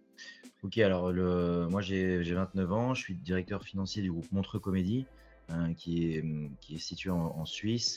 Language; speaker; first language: French; native; French